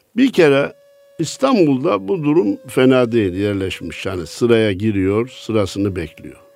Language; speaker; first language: Turkish; native; Turkish